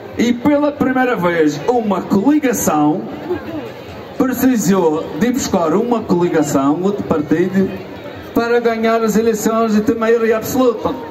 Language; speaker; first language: Portuguese; early bilingual, heritage; Portuguese